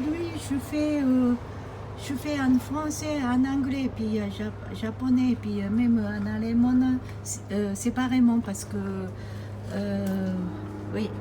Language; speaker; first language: French; non-native, fluent; Japanese